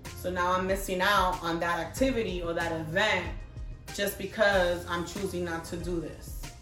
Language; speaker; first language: English; early bilingual, other home language; Spanish